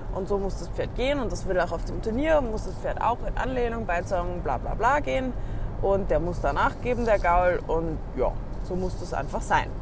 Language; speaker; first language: German; native; German